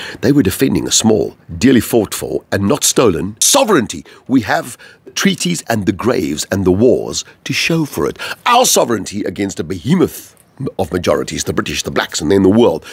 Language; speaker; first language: English; non-native, local second language; Afrikaans